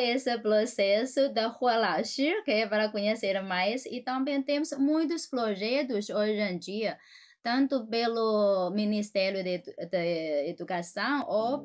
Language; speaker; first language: Portuguese; non-native, fluent; Chinese